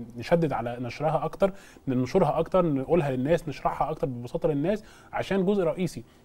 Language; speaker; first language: Arabic; native; Arabic